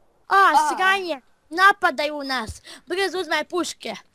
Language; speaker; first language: Bosnian; native; Bosnian